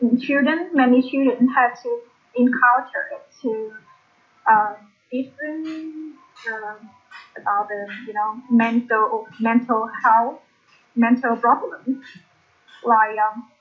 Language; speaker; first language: English; non-native, learner; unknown